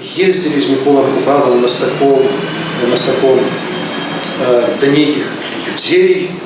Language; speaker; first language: Belarusian; native; Belarusian